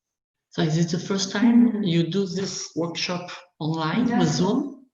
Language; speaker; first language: English; non-native, learner; French